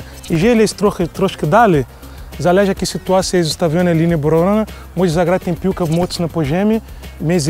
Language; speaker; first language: Polish; non-native, learner; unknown